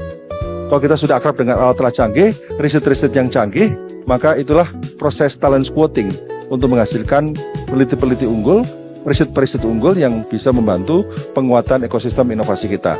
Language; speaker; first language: Indonesian; native; Indonesian